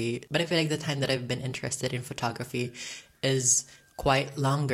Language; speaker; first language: English; non-native, local second language; Cebuano